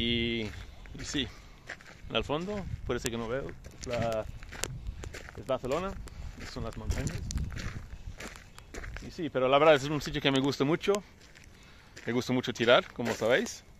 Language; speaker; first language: Spanish; non-native, fluent; English